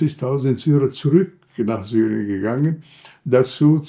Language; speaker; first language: German; non-native, fluent; Arabic